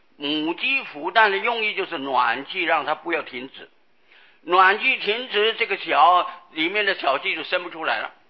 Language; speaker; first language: Chinese; non-native, local second language; Hakka Chinese